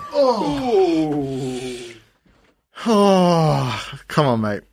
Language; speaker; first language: English; native; English